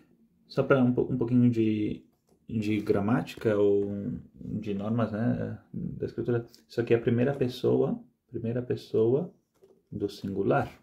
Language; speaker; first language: Portuguese; non-native, fluent; Spanish